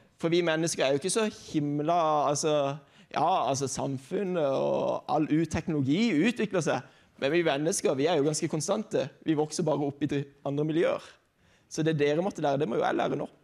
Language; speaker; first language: Norwegian; native; Norwegian